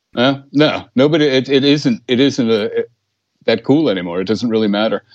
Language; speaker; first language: English; native; English